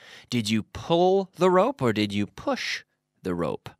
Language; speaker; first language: English; native; English